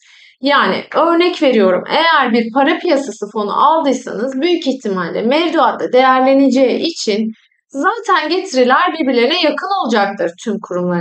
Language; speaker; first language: Turkish; native; Turkish